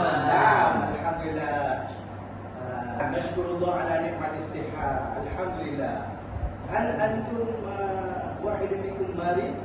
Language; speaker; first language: Arabic; non-native, learner; Malay